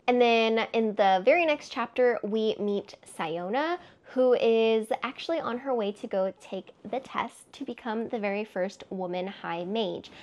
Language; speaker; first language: English; native; English